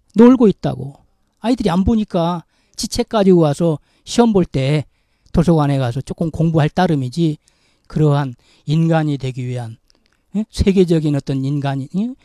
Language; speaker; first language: Korean; native; Korean